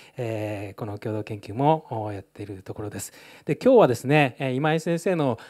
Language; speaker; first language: Japanese; native; Japanese